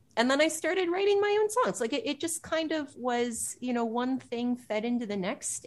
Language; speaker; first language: English; native; English